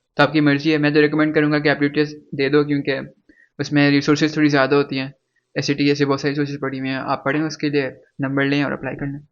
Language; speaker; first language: Urdu; native; Urdu